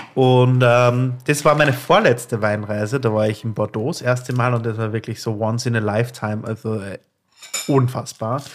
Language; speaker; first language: German; native; German